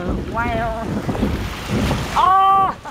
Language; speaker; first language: French; native; French